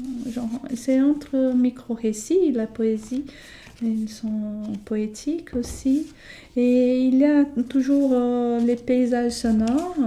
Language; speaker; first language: French; non-native, fluent; Portuguese